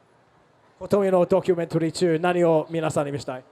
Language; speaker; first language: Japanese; non-native, learner; English